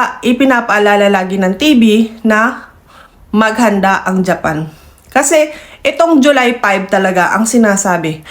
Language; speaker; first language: Filipino; native; Filipino